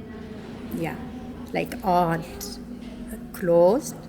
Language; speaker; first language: English; non-native, learner; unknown